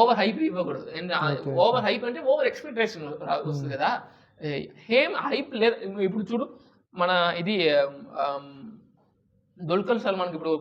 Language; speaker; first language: Telugu; non-native, learner; Tamil